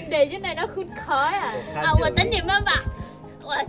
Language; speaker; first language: Chinese; non-native, learner; Vietnamese